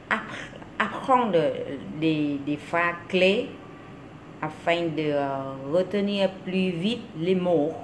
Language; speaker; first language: French; non-native, learner; Vietnamese